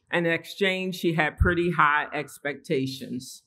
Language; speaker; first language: English; native; English